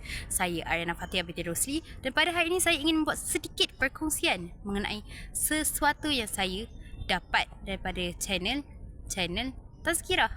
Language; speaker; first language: Malay; native; Malay